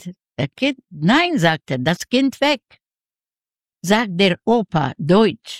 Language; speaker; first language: German; non-native, learner; Yiddish